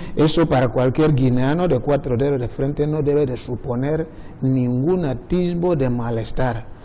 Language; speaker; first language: Spanish; non-native, local second language; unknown